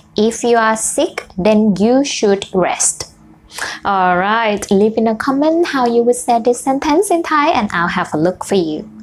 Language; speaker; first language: English; non-native, fluent; Thai